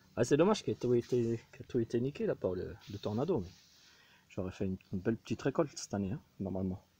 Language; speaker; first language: French; native; French